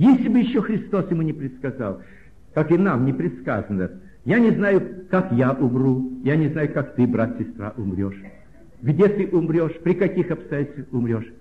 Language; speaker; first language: Russian; native; Russian